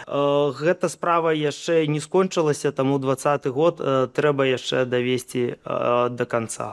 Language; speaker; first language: Belarusian; non-native, local second language; Russian